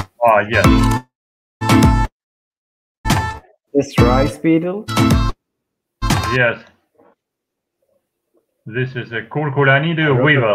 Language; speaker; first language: English; non-native, fluent; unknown